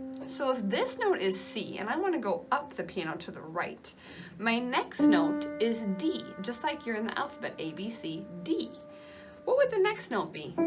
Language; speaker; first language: English; native; English